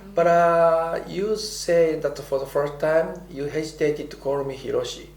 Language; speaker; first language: English; non-native, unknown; Japanese